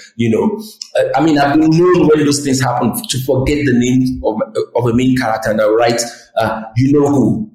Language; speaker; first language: English; non-native, local second language; Yoruba